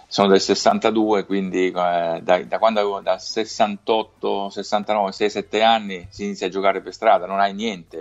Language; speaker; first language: Italian; native; Italian